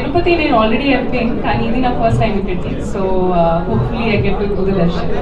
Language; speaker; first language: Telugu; non-native, fluent; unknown